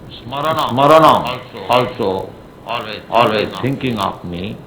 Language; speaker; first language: English; non-native, local second language; Bangla